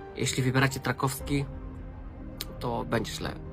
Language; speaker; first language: Polish; non-native, learner; Romanian